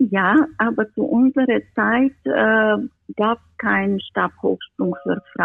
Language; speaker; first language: German; non-native, fluent; Romanian